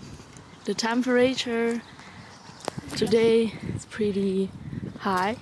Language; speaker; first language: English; non-native, fluent; Indonesian